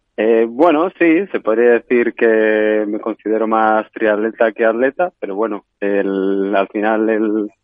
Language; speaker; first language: Spanish; native; Spanish